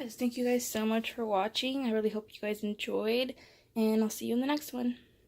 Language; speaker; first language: English; native; English